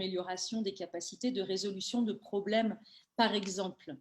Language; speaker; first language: French; native; French